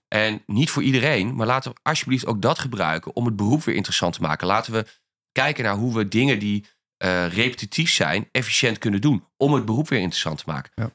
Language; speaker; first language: Dutch; native; Dutch